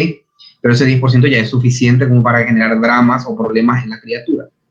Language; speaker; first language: Spanish; native; Spanish